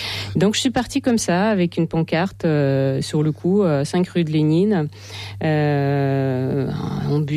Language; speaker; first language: French; non-native, fluent; Russian